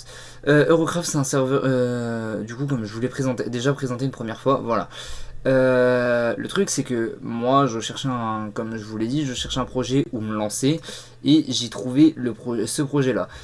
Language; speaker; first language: French; native; French